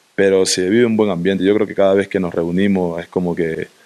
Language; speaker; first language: Spanish; native; Spanish